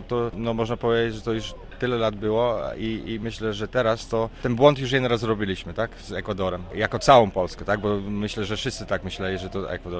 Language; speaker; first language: Polish; early bilingual, heritage; Polish